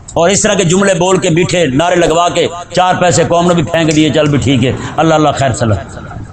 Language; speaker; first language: Urdu; non-native, local second language; Punjabi